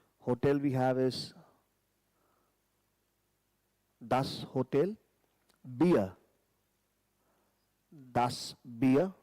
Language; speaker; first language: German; non-native, fluent; Hindi